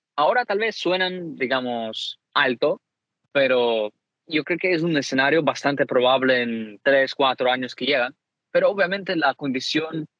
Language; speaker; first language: Spanish; non-native, fluent; Ukrainian